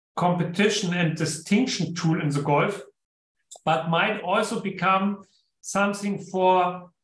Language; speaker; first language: English; non-native, fluent; German